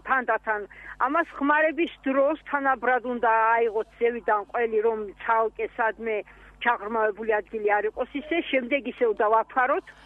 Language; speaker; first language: Georgian; non-native, local second language; Svan